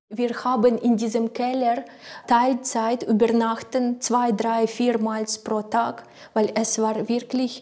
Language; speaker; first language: German; non-native, learner; Ukrainian